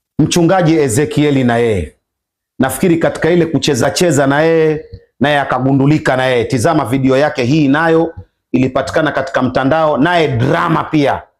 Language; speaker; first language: Swahili; native; Swahili